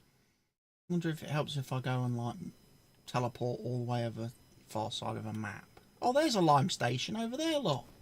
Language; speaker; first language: English; native; English